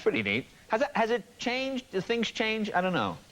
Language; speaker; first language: English; native; English